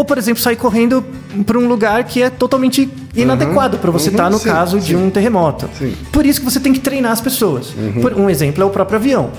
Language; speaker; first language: Portuguese; native; Portuguese